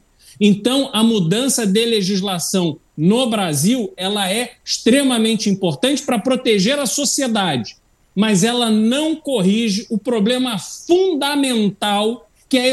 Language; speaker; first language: Portuguese; native; Portuguese